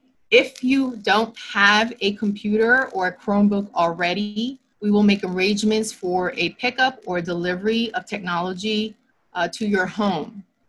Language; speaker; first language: English; native; English